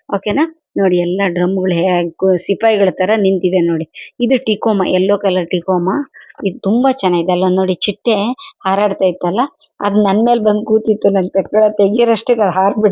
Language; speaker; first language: Kannada; non-native, local second language; Telugu